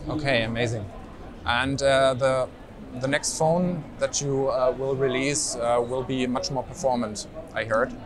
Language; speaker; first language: English; non-native, fluent; German